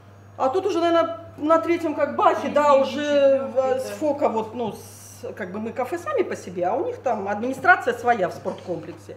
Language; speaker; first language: Russian; native; Russian